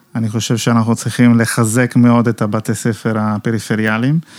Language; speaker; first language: Hebrew; non-native, fluent; Italian